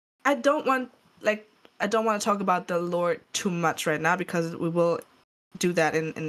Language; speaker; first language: English; non-native, fluent; German